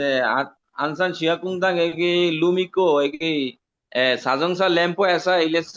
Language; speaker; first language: Korean; non-native, learner; Bangla